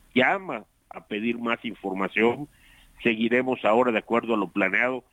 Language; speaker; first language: Spanish; native; Spanish